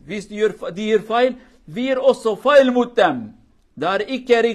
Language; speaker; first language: Swedish; non-native, learner; Kurdish